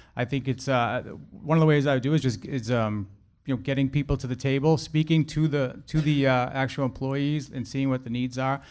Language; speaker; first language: English; native; English